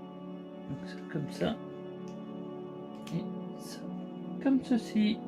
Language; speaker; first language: French; native; French